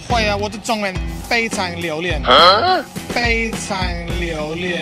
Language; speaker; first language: Chinese; non-native, learner; English